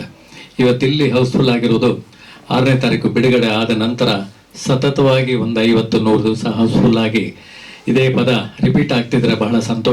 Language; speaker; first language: Kannada; native; Kannada